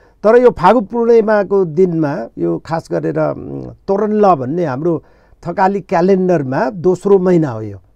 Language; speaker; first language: Nepali; non-native, local second language; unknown